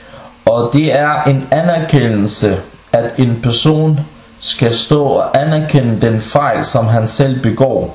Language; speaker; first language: Danish; non-native, local second language; Arabic